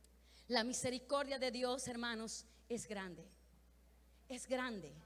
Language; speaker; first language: Spanish; native; Spanish